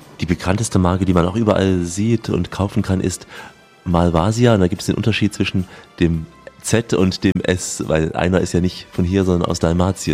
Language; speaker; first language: German; native; German